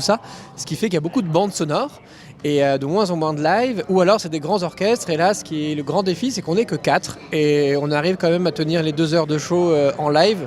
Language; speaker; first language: French; native; French